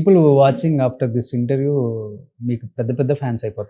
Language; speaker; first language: Telugu; native; Telugu